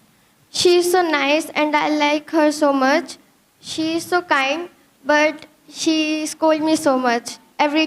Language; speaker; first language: English; non-native, learner; Hindi